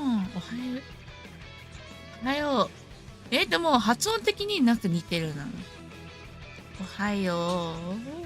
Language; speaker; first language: Japanese; non-native, fluent; English